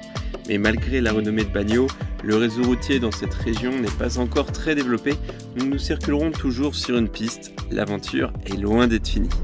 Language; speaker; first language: French; native; French